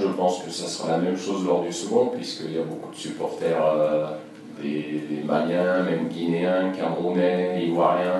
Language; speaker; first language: French; native; French